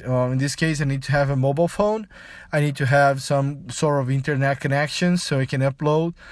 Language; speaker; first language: English; non-native, fluent; Portuguese